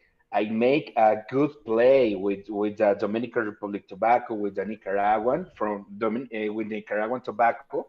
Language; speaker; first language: English; non-native, learner; Spanish